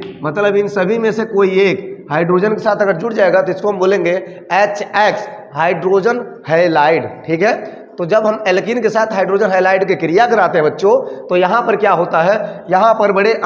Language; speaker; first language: Hindi; native; Hindi